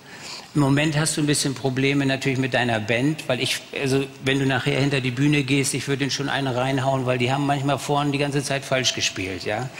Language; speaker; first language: German; native; German